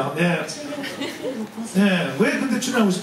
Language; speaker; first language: Korean; native; Korean